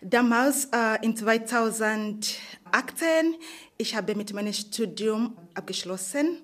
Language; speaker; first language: German; non-native, learner; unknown